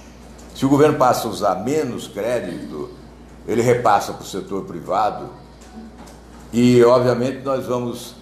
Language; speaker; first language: Portuguese; native; Portuguese